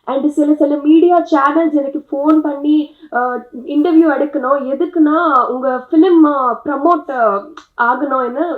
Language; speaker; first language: Tamil; non-native, learner; Telugu